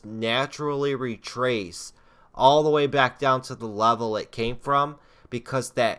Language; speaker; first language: English; native; English